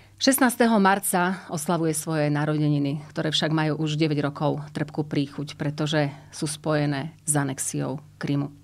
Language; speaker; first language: Slovak; native; Slovak